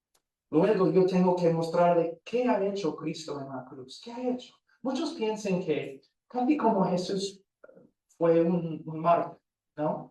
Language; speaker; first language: Spanish; non-native, fluent; English